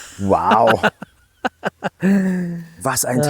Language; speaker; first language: German; native; German